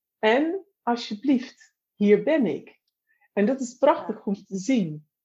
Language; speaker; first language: Dutch; native; Dutch